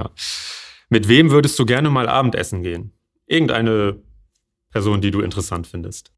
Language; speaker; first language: German; native; German